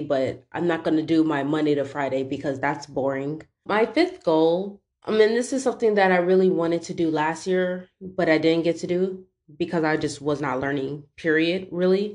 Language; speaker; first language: English; native; English